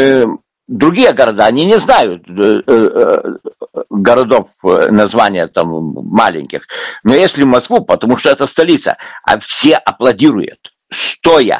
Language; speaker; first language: Russian; non-native, local second language; Lithuanian